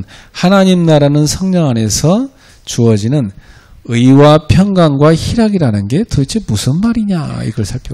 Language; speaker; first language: Korean; native; Korean